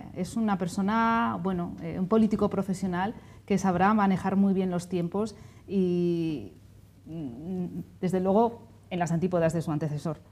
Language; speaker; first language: Spanish; native; Spanish